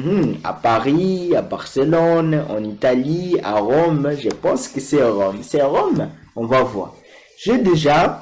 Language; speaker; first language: French; non-native, fluent; Portuguese